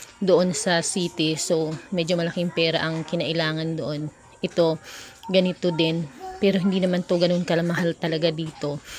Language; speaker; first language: Filipino; native; Filipino